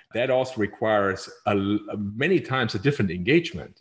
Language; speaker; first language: English; non-native, fluent; German